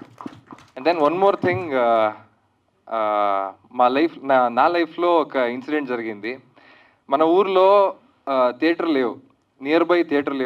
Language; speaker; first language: Telugu; non-native, learner; Kannada